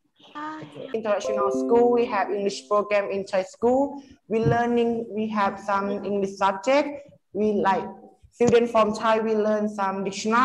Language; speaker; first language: English; non-native, learner; Thai